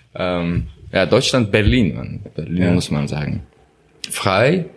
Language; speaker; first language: German; non-native, learner; Azerbaijani